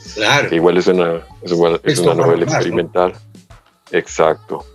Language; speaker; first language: Spanish; early bilingual, heritage; Spanish